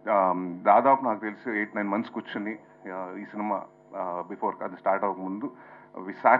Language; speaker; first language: Telugu; native; Telugu